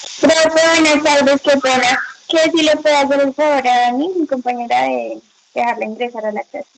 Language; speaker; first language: Spanish; native; Spanish